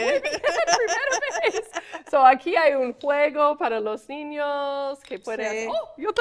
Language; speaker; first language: Spanish; non-native, fluent; English